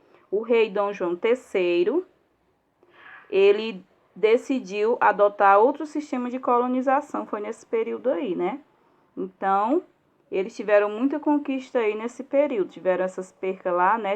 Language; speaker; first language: Portuguese; native; Portuguese